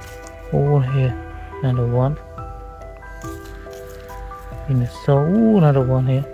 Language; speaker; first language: English; non-native, learner; Khmer